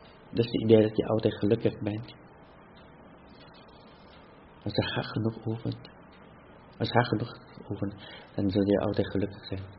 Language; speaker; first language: Dutch; non-native, fluent; Vietnamese